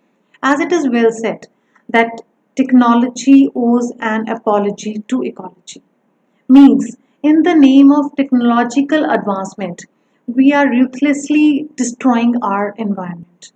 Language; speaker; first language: English; non-native, local second language; Punjabi